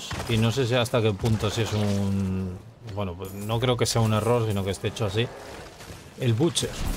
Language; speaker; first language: Spanish; native; Spanish